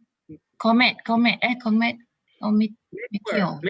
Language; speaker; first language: English; non-native, local second language; Malay